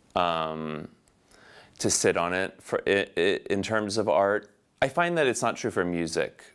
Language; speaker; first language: English; native; English